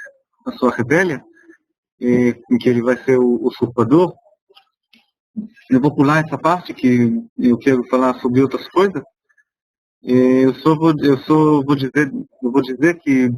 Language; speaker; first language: Portuguese; non-native, fluent; Hebrew